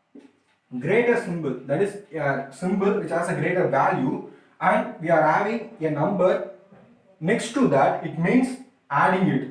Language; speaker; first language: English; non-native, local second language; Tamil